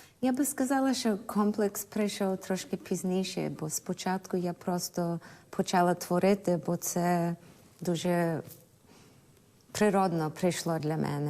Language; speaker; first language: Ukrainian; early bilingual, heritage; Ukrainian